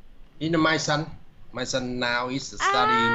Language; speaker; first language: English; non-native, learner; Vietnamese